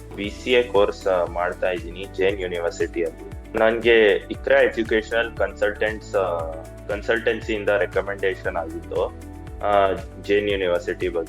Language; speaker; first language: Kannada; non-native, local second language; Urdu